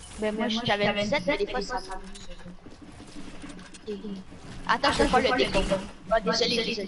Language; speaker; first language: French; native; French